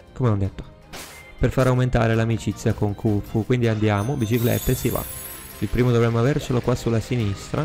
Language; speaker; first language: Italian; native; Italian